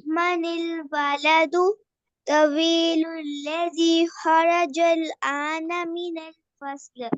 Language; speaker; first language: Arabic; non-native, learner; Urdu